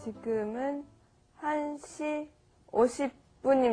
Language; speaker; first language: Korean; non-native, learner; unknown